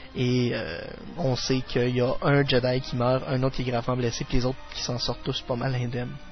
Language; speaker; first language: French; native; French